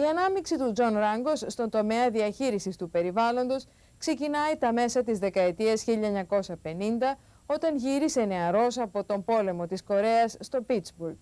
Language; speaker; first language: Greek; native; Greek